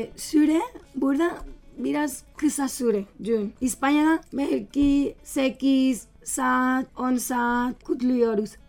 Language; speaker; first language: Turkish; non-native, learner; Spanish